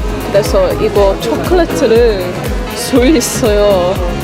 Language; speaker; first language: Korean; non-native, learner; English